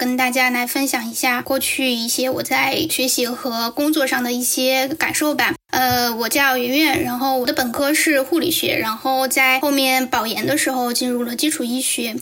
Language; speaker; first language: Chinese; native; Chinese